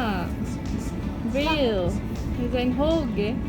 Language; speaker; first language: Dutch; non-native, learner; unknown